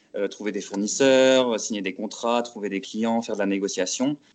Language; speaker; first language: French; native; French